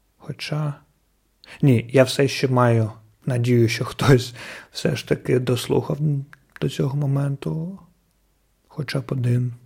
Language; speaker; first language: Ukrainian; non-native, local second language; Russian